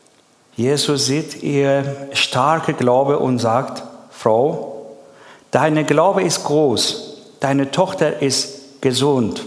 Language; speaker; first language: German; non-native, learner; Persian